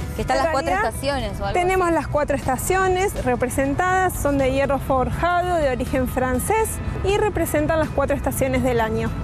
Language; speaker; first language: Spanish; native; Spanish